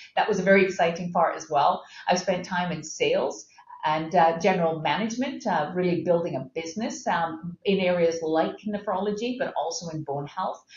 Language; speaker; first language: English; native; English